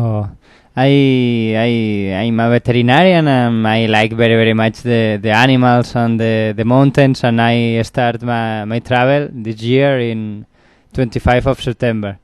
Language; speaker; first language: English; non-native, learner; Spanish